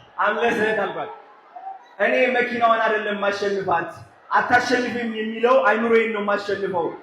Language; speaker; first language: Amharic; native; Amharic